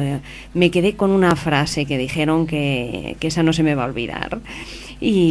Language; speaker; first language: Spanish; native; Spanish